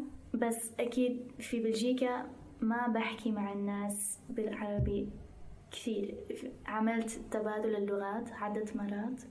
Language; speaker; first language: Arabic; non-native, fluent; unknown